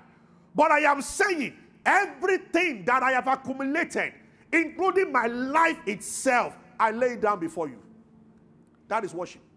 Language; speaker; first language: English; non-native, local second language; Yoruba